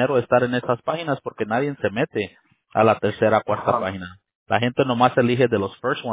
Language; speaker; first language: Spanish; early bilingual, heritage; Spanish